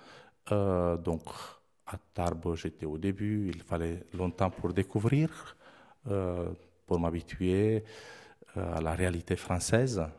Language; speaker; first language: French; non-native, fluent; Romanian